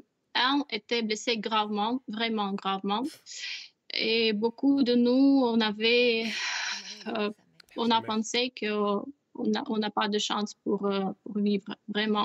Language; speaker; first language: French; non-native, fluent; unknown